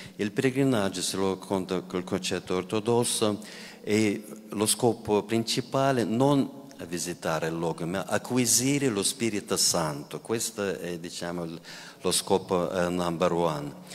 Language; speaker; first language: Italian; non-native, fluent; Russian